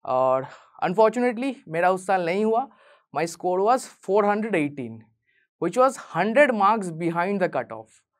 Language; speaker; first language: Hindi; non-native, local second language; Bangla